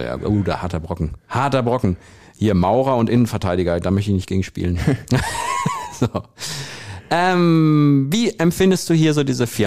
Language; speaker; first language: German; native; German